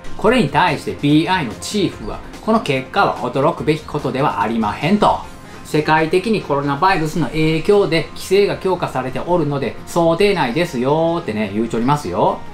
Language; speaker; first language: Japanese; native; Japanese